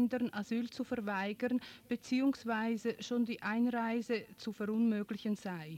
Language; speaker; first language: German; native; German